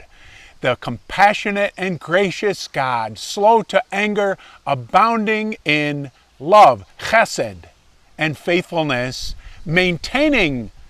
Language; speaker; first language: English; native; English